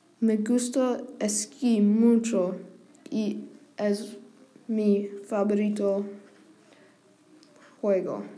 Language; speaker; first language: Spanish; non-native, learner; English